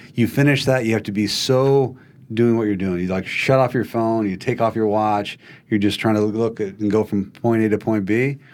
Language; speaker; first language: English; native; English